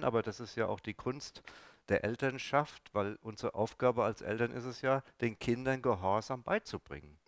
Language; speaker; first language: German; native; German